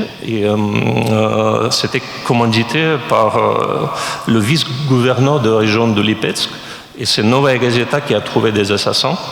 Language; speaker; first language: French; non-native, fluent; Russian